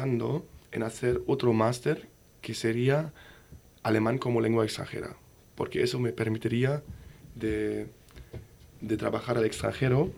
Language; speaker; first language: Spanish; non-native, fluent; German